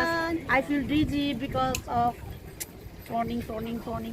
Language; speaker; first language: English; non-native, learner; Filipino